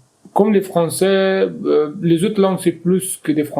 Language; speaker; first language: French; non-native, learner; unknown